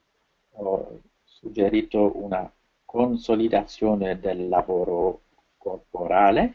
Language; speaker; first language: Italian; non-native, fluent; French